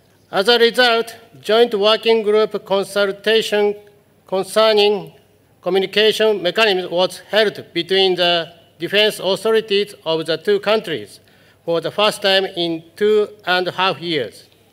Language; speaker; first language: English; non-native, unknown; Japanese